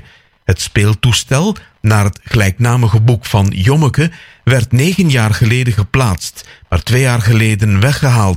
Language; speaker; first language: Dutch; native; Dutch